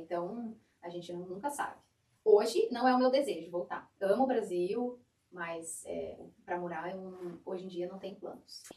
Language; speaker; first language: Portuguese; native; Portuguese